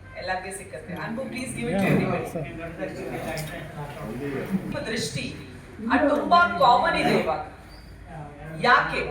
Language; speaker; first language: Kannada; non-native, learner; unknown